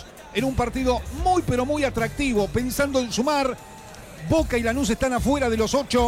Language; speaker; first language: Spanish; native; Spanish